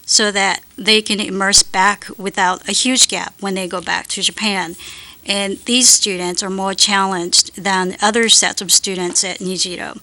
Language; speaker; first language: English; non-native, fluent; Japanese